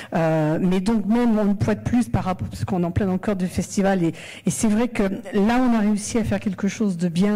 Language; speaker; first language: French; native; French